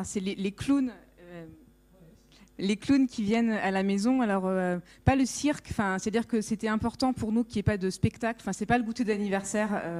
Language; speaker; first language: French; native; French